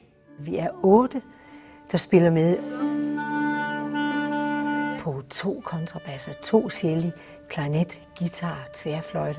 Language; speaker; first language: Danish; native; Danish